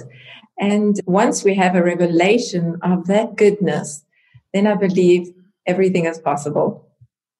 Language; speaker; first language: English; non-native, local second language; Afrikaans